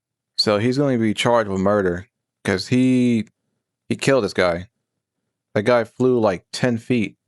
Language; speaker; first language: English; native; English